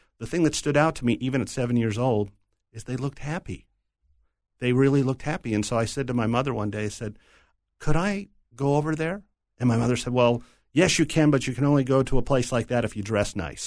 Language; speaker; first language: English; native; English